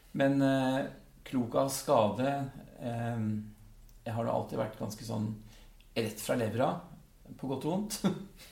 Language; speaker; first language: Norwegian; early bilingual, other home language; Dutch